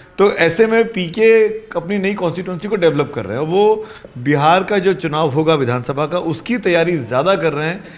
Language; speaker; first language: Hindi; native; Hindi